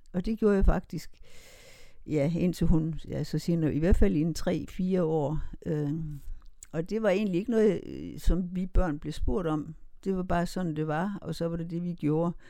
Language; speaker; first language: Danish; native; Danish